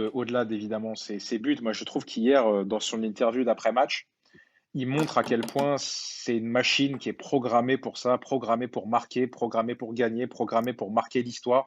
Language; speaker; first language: French; native; French